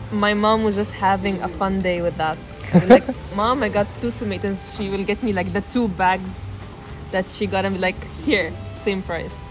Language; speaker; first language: English; non-native, fluent; Arabic